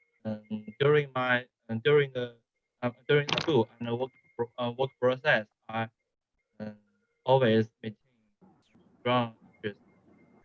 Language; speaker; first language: English; non-native, learner; Chinese